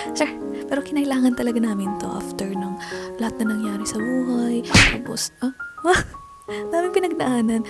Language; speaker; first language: Filipino; non-native, local second language; Iloko